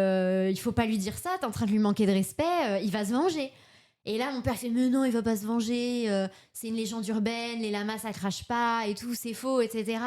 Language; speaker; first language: French; native; French